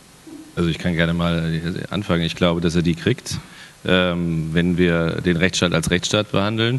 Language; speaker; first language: German; native; German